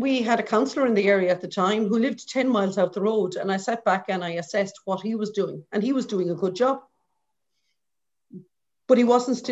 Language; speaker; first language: English; native; English